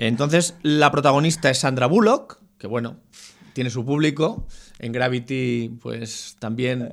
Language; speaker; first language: Spanish; native; Spanish